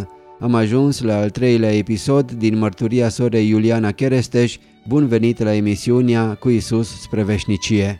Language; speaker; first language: Romanian; native; Romanian